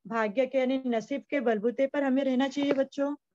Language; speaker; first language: Hindi; non-native, local second language; Marathi